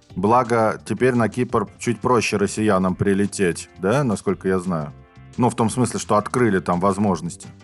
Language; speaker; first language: Russian; native; Russian